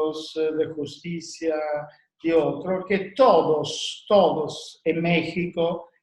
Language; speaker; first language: Spanish; non-native, learner; Italian